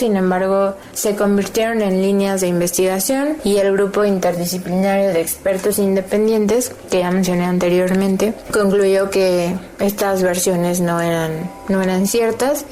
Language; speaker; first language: Spanish; native; Spanish